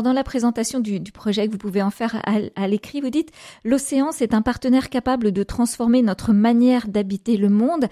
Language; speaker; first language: French; native; French